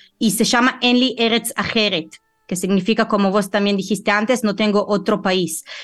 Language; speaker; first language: Spanish; non-native, fluent; Russian